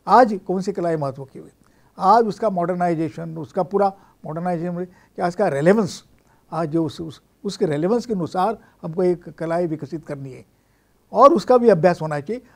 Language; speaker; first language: Hindi; non-native, local second language; Marathi